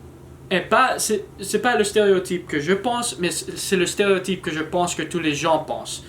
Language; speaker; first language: French; non-native, learner; English